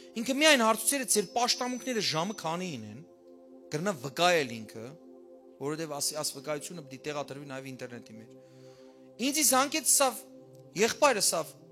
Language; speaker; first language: Armenian; early bilingual, heritage; Armenian